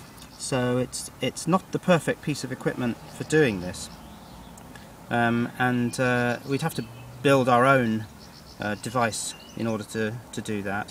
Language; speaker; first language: English; native; English